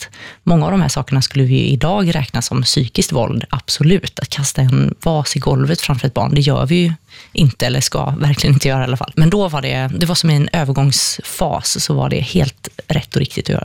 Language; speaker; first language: Swedish; native; Swedish